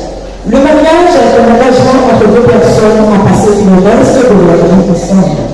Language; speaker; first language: French; non-native, local second language; Haitian Creole